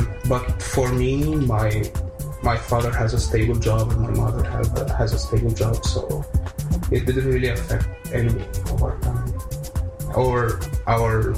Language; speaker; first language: English; non-native, fluent; Arabic